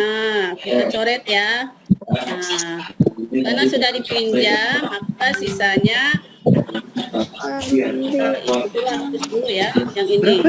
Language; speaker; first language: Indonesian; native; Indonesian